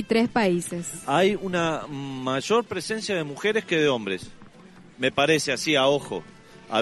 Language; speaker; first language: Spanish; native; Spanish